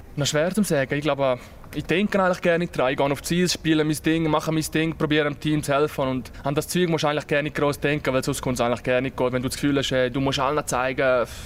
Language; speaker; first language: German; native; German